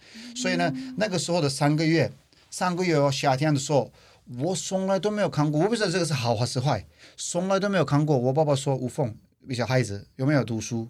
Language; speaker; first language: Chinese; non-native, fluent; Turkish